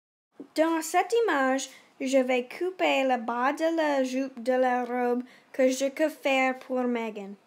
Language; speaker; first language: French; non-native, learner; English